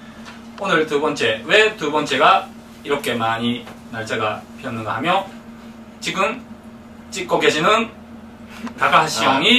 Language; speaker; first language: Korean; non-native, fluent; Japanese